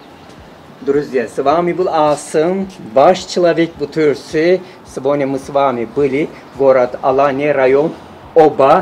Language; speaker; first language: Russian; non-native, learner; Turkish